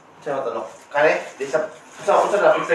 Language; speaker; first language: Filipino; non-native, local second language; Hiligaynon